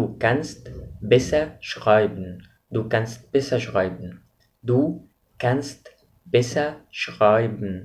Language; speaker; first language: German; non-native, fluent; Arabic